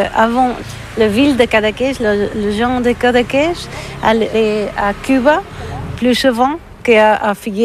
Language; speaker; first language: French; non-native, learner; Catalan